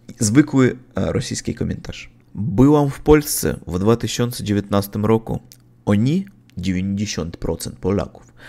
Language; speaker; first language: Polish; non-native, learner; Russian